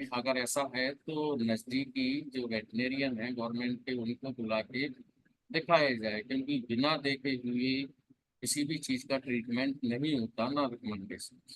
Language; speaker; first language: Hindi; native; Hindi